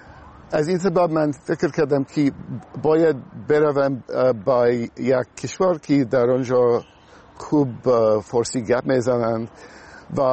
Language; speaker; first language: Persian; non-native, fluent; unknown